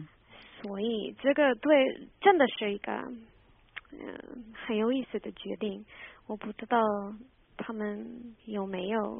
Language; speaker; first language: Chinese; non-native, fluent; English